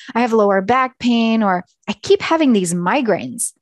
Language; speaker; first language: English; native; English